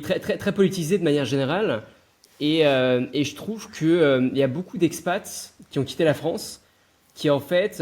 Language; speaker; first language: French; native; French